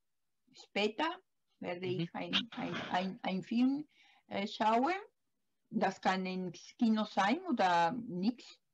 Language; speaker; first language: German; non-native, learner; Spanish